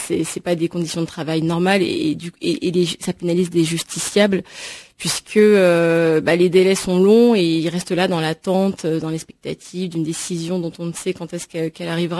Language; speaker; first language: French; native; French